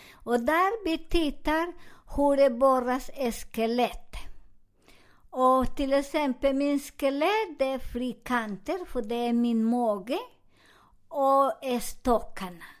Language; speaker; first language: Swedish; non-native, learner; Spanish